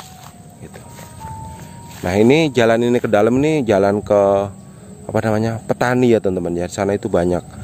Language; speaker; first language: Indonesian; native; Indonesian